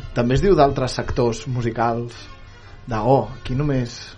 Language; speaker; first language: Catalan; native; Catalan